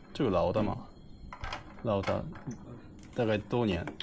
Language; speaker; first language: Chinese; non-native, learner; Japanese